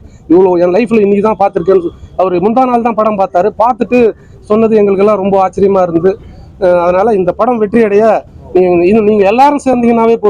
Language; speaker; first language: Tamil; native; Tamil